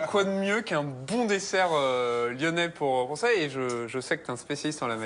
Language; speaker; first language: French; native; French